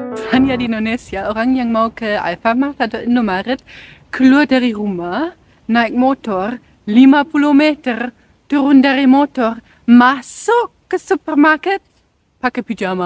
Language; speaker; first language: Indonesian; non-native, fluent; German